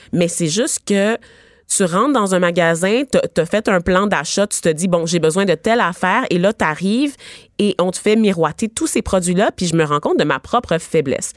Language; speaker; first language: French; native; French